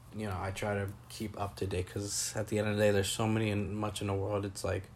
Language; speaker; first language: English; native; English